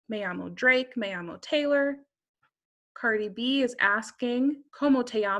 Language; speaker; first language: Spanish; non-native, learner; English